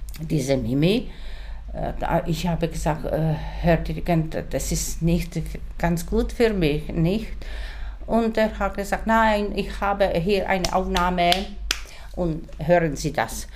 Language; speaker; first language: German; non-native, learner; Czech